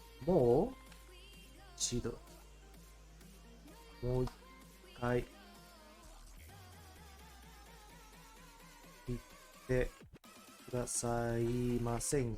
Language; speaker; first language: Japanese; non-native, learner; English